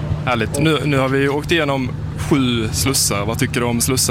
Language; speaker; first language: Swedish; native; Swedish